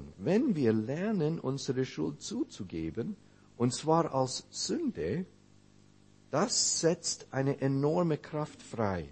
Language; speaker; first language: German; non-native, fluent; English